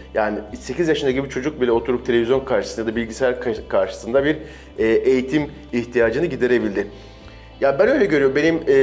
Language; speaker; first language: Turkish; native; Turkish